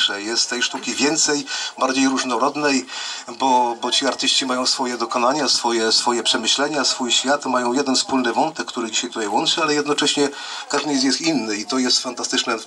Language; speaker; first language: Polish; native; Polish